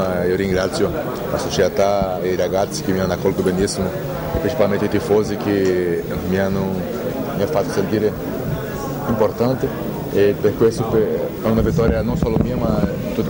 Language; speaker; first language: Italian; non-native, fluent; Portuguese